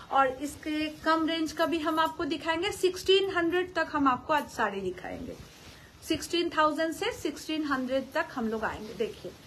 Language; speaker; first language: Hindi; non-native, local second language; Bangla